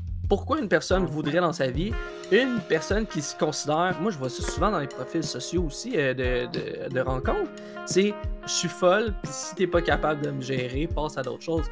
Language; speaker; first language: French; native; French